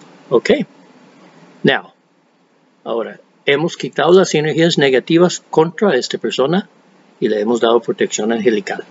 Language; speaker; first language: Spanish; non-native, fluent; English